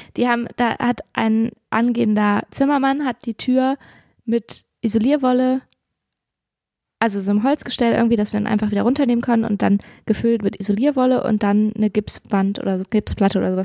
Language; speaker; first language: German; native; German